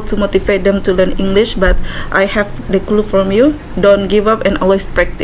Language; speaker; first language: English; non-native, learner; Indonesian